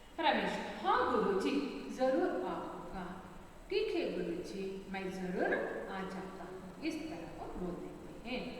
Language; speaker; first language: Hindi; non-native, local second language; Kannada